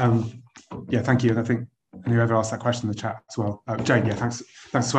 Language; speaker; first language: English; native; English